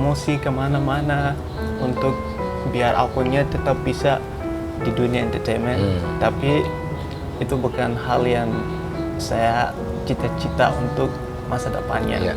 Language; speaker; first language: Indonesian; non-native, fluent; Hausa